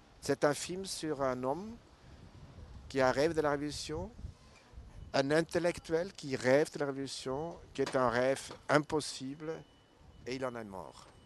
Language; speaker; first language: French; non-native, local second language; German